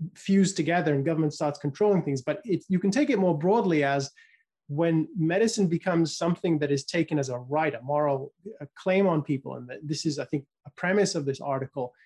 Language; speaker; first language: English; native; English